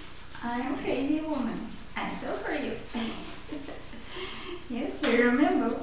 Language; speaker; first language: English; non-native, learner; Russian